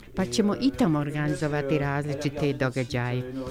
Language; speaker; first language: Bosnian; non-native, fluent; French